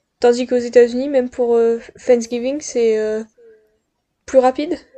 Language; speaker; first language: French; non-native, learner; English